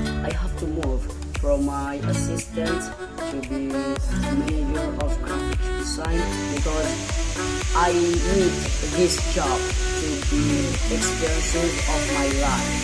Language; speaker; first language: English; non-native, learner; Indonesian